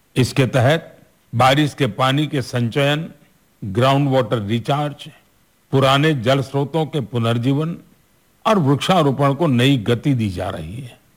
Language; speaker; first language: Hindi; non-native, local second language; Gujarati